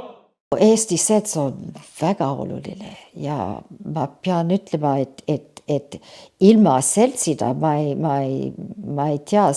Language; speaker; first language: Estonian; early bilingual, heritage; Estonian